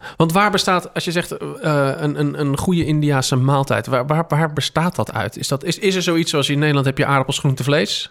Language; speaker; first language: Dutch; native; Dutch